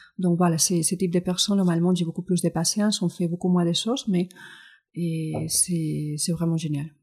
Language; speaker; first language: French; non-native, fluent; Spanish